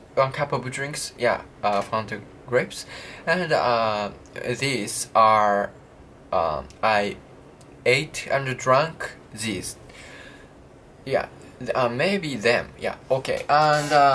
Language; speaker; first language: English; non-native, learner; Japanese